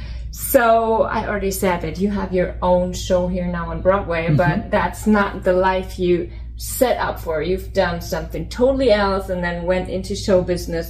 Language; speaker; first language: English; non-native, fluent; German